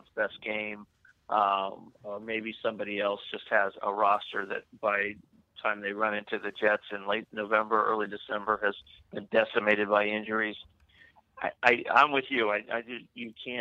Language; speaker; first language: English; native; English